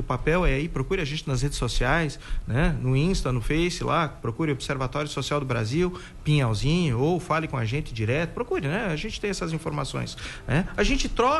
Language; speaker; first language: Portuguese; native; Portuguese